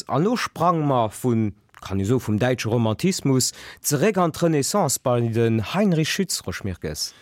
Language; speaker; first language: Luxembourgish; native; Luxembourgish